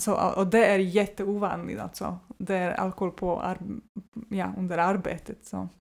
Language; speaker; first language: Swedish; non-native, fluent; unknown